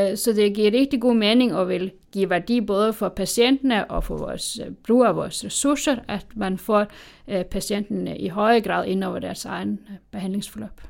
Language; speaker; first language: Danish; native; Danish